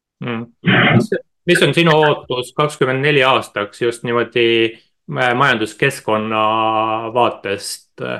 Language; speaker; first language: Estonian; native; Estonian